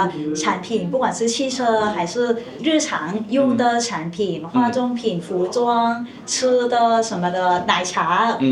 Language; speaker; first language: Chinese; non-native, fluent; Thai